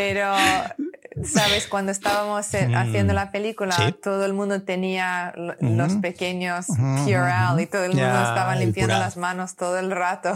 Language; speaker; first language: Spanish; non-native, learner; English